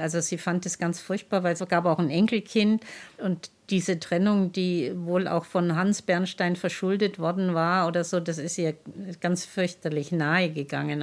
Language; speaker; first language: German; native; German